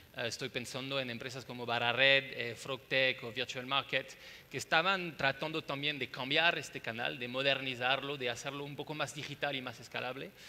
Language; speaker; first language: Spanish; non-native, fluent; French